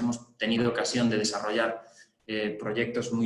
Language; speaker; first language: Spanish; native; Spanish